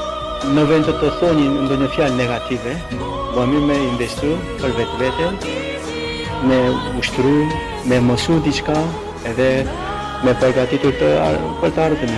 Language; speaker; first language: Albanian; non-native, fluent; Korean